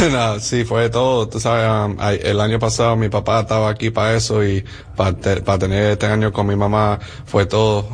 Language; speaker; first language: Spanish; early bilingual, heritage; English